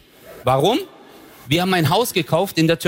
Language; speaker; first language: German; early bilingual, other home language; Turkish